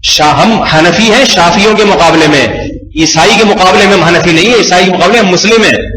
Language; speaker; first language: Urdu; native; Urdu